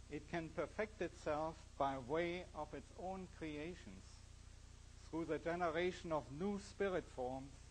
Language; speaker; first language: English; non-native, fluent; German